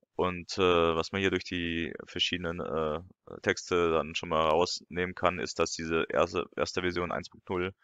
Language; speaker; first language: German; non-native, fluent; French